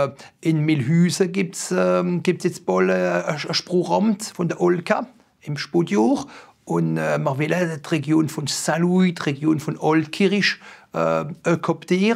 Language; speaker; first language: German; non-native, local second language; French